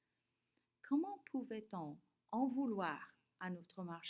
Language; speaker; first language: French; non-native, fluent; English